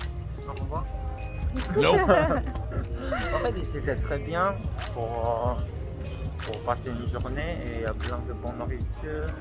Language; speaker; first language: French; non-native, learner; Korean